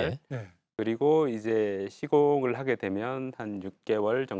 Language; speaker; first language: Korean; native; Korean